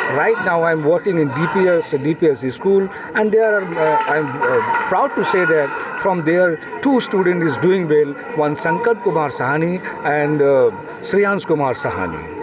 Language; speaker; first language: English; non-native, local second language; Bangla